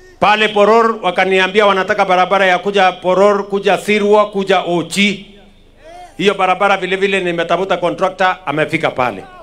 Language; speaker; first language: Swahili; non-native, local second language; Kalenjin